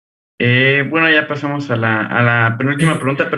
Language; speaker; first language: Spanish; native; Spanish